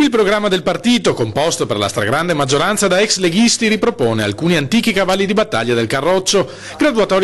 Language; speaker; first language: Italian; native; Italian